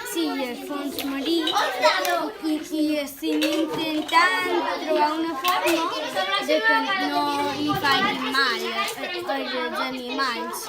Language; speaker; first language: Catalan; non-native, local second language; Spanish